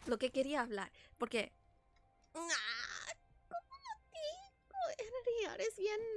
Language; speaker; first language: Spanish; early bilingual, heritage; Spanish